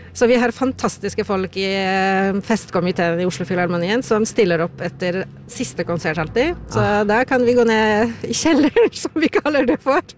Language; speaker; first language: Norwegian; non-native, fluent; Polish